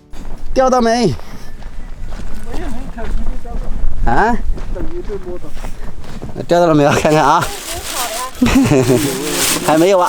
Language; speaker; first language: Chinese; native; Chinese